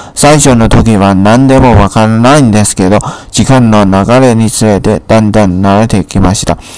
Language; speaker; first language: Japanese; non-native, fluent; Chinese